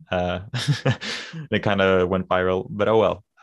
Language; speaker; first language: English; non-native, fluent; Swedish